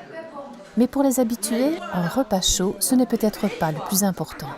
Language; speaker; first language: French; native; French